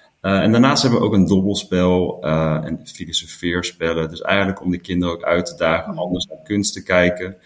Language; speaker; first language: Dutch; native; Dutch